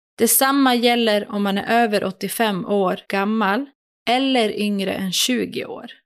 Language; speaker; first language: Swedish; native; Swedish